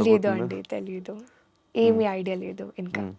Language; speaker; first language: Telugu; non-native, learner; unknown